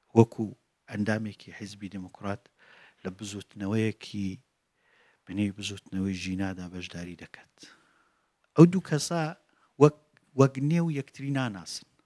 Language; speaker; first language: Central Kurdish; native; Central Kurdish